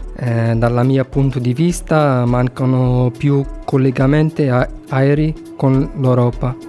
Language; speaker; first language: Italian; non-native, fluent; Arabic